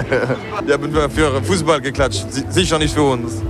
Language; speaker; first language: German; non-native, fluent; French